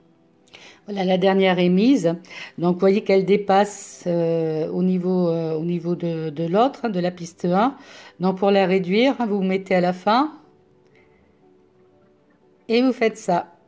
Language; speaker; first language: French; native; French